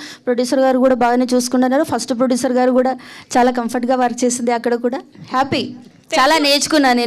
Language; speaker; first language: Telugu; non-native, fluent; Malayalam